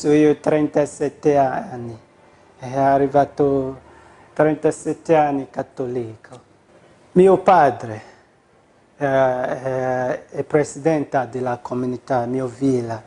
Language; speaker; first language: Italian; non-native, learner; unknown